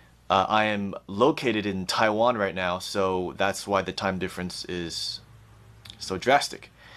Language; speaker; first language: English; early bilingual, other home language; Chinese